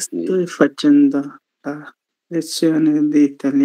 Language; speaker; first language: Italian; non-native, learner; Bangla